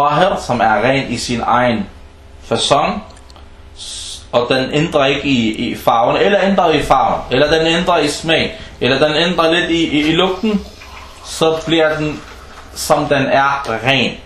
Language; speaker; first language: Danish; early bilingual, other home language; Arabic